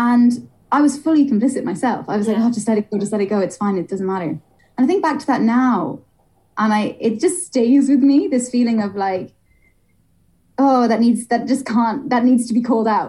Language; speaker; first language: English; native; English